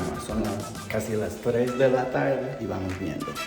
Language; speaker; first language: Spanish; non-native, fluent; English